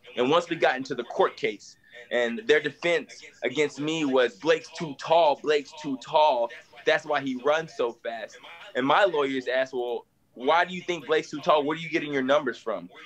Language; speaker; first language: English; native; English